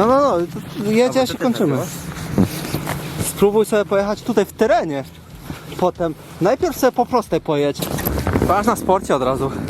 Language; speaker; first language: Polish; native; Polish